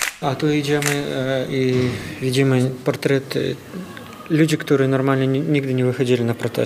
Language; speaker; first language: Polish; non-native, fluent; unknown